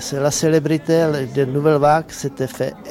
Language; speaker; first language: French; non-native, learner; Czech